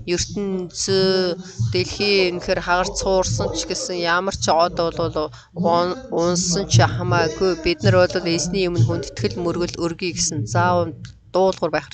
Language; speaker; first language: Mongolian; early bilingual, other home language; Korean